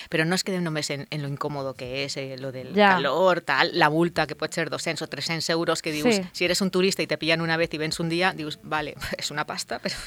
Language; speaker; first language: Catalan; non-native, local second language; Spanish